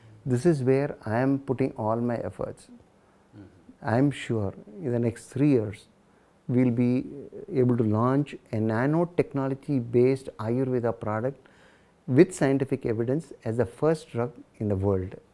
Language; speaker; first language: English; non-native, local second language; Tamil